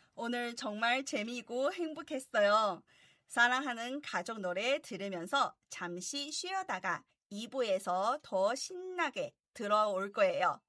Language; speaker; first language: Korean; non-native, fluent; Chinese